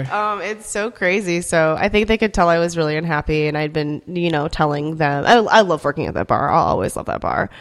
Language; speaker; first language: English; early bilingual, other home language; Korean